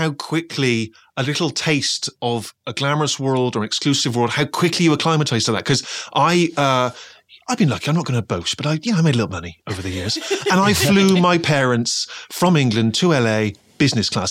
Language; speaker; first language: English; native; English